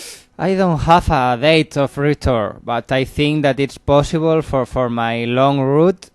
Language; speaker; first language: English; non-native, learner; Spanish